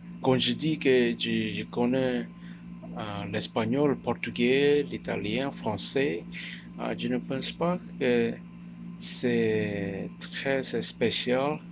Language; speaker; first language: French; non-native, learner; Chinese